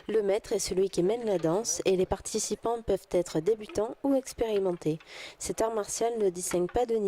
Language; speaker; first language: French; native; French